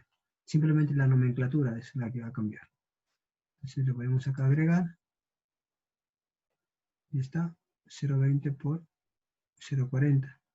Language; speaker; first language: Spanish; native; Spanish